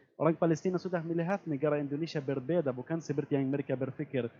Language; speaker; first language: Indonesian; non-native, fluent; Arabic